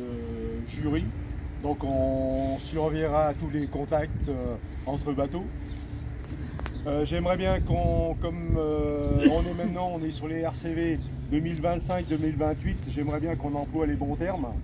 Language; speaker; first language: French; native; French